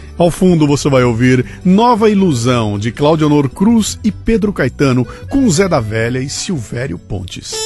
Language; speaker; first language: Portuguese; native; Portuguese